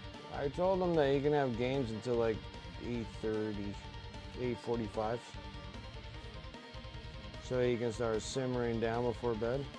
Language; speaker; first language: English; native; English